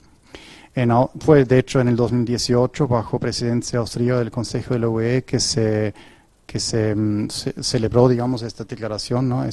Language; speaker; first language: Spanish; non-native, fluent; German